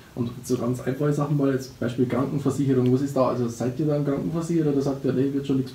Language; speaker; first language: German; native; German